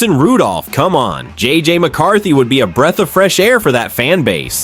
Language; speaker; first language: English; native; English